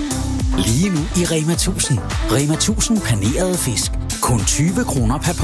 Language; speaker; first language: Danish; native; Danish